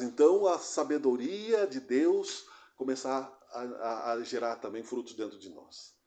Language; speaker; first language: Portuguese; native; Portuguese